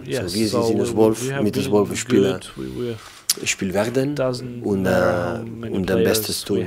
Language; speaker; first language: German; non-native, learner; Catalan